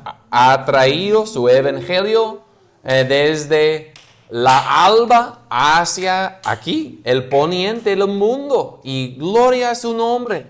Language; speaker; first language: Spanish; non-native, fluent; English